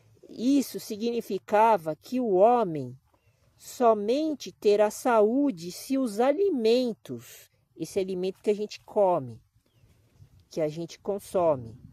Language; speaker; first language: Portuguese; native; Portuguese